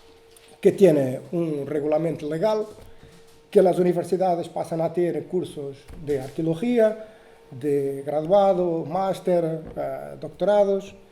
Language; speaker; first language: Spanish; non-native, learner; Portuguese